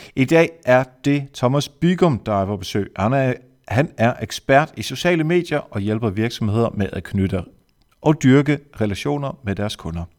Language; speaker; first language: Danish; native; Danish